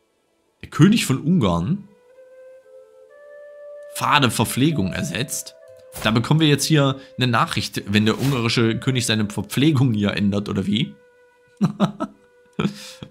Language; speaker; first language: German; native; German